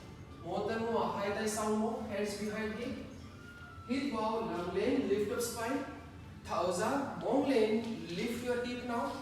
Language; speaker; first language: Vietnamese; non-native, learner; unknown